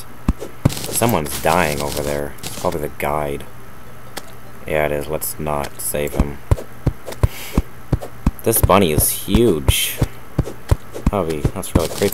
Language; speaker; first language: English; native; English